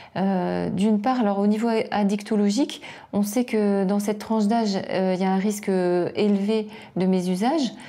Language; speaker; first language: French; native; French